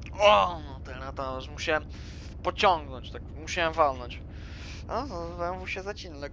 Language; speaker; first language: Polish; native; Polish